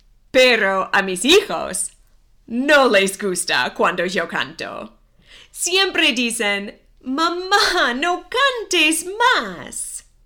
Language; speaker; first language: Spanish; non-native, fluent; English